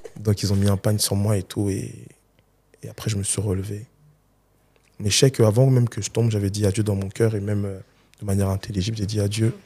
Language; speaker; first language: French; early bilingual, other home language; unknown